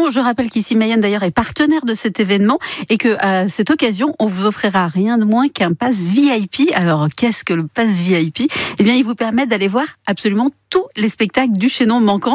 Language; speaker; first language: French; native; French